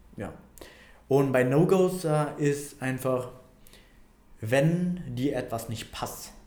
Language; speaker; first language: German; non-native, fluent; Vietnamese